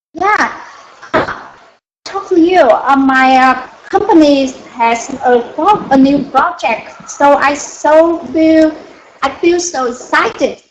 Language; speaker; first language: English; non-native, learner; Vietnamese